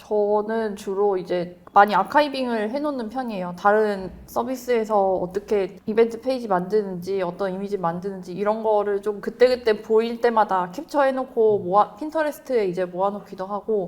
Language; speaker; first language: Korean; native; Korean